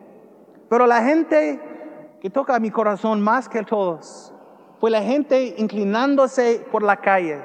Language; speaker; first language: Spanish; non-native, learner; English